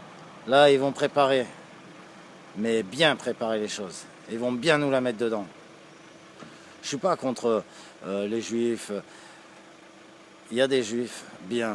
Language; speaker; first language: French; native; French